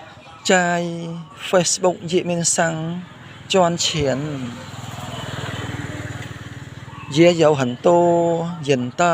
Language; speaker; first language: Chinese; non-native, fluent; Khmer